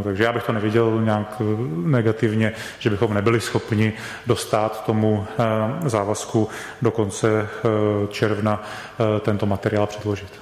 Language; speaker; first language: Czech; native; Czech